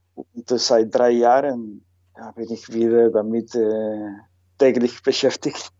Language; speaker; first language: German; non-native, fluent; Spanish